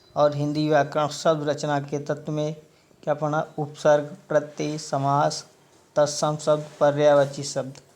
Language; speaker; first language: Hindi; native; Hindi